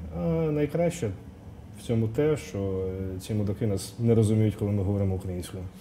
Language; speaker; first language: Ukrainian; non-native, local second language; Russian